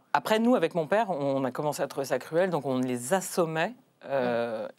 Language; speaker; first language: French; native; French